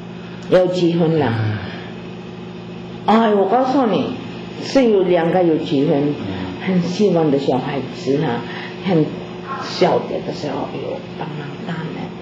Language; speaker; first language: Chinese; non-native, learner; Filipino